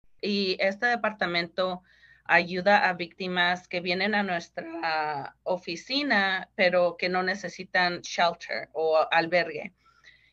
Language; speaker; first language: Spanish; early bilingual, heritage; Spanish